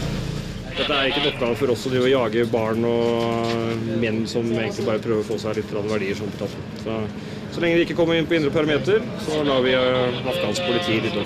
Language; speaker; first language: Norwegian; native; Norwegian